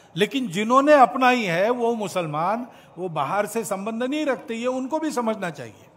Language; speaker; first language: Hindi; non-native, local second language; Marathi